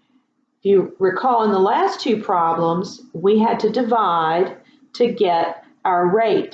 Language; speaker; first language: English; native; English